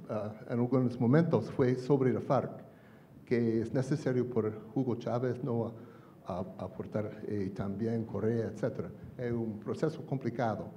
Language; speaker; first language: Spanish; non-native, learner; English